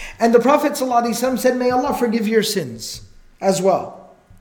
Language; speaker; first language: English; native; English